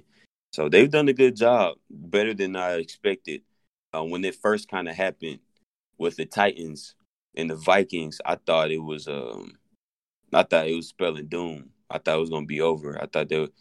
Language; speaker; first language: English; native; English